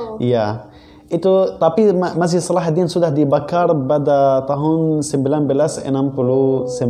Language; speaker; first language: Indonesian; non-native, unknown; Arabic